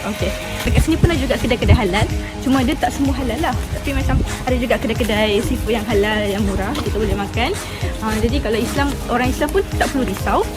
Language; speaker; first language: Malay; native; Malay